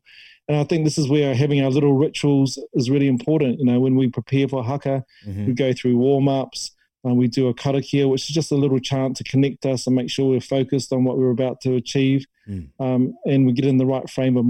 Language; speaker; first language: English; native; English